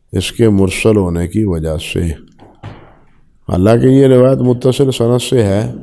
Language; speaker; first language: Urdu; non-native, local second language; Punjabi